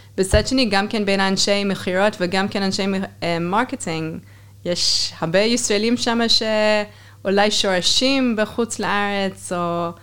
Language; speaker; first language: Hebrew; non-native, fluent; English